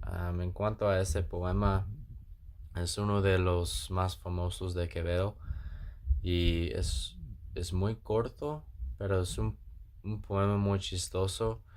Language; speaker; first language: Spanish; non-native, learner; English